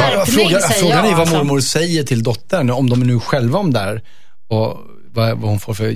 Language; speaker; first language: Swedish; native; Swedish